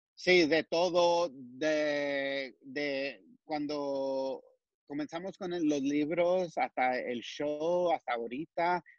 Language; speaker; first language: Spanish; early bilingual, heritage; Spanish